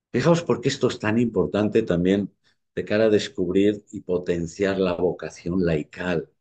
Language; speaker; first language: Spanish; native; Spanish